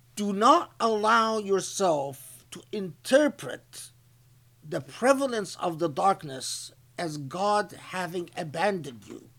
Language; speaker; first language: English; non-native, fluent; Arabic